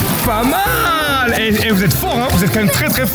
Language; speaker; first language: French; native; French